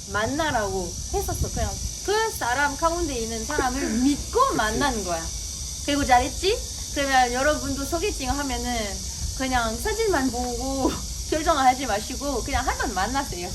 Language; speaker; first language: Korean; non-native, fluent; French